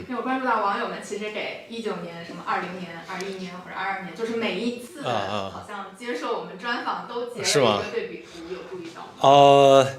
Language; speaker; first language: Chinese; native; Chinese